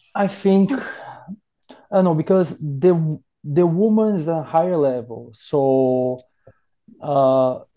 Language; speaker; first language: English; non-native, learner; Portuguese